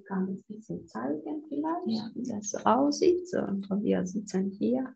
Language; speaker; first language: German; non-native, fluent; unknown